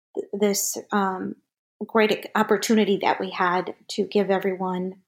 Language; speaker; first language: English; native; English